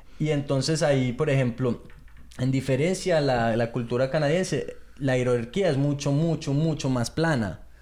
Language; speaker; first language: Spanish; early bilingual, heritage; Spanish